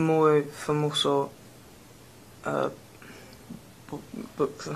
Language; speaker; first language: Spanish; non-native, learner; English